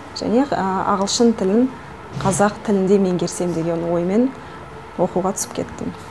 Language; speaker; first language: Kazakh; non-native, local second language; Russian